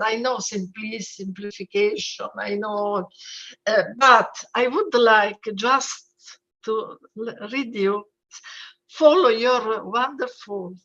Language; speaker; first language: English; non-native, fluent; Italian